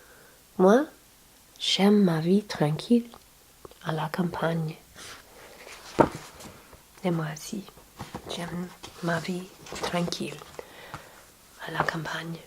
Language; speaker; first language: French; non-native, learner; English